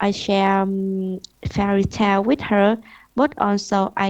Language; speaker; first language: English; non-native, learner; Vietnamese